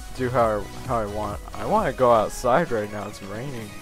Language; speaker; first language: English; native; English